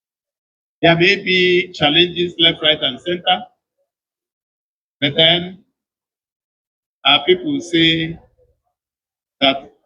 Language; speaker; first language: English; non-native, local second language; Igbo